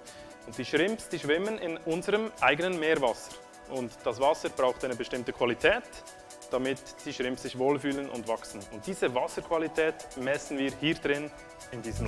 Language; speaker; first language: German; native; German